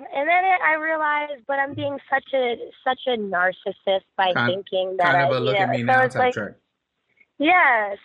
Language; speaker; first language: English; native; English